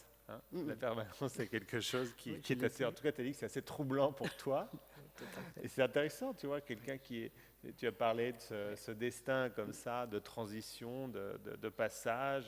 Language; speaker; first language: French; native; French